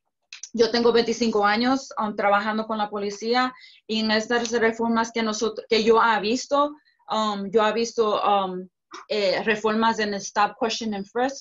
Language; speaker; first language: Spanish; early bilingual, heritage; Spanish